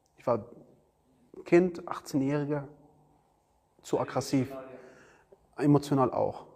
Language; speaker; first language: German; non-native, learner; Arabic